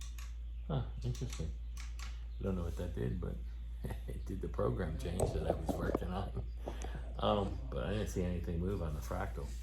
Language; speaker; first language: English; native; English